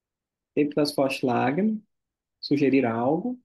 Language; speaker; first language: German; non-native, fluent; Portuguese